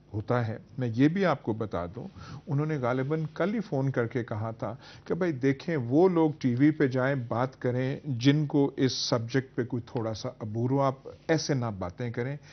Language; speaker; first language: Urdu; non-native, local second language; Punjabi